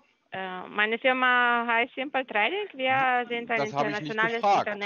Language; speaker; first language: German; non-native, learner; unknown